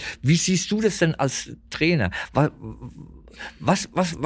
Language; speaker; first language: German; native; German